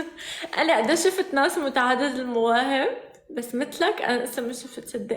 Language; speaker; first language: Arabic; native; Arabic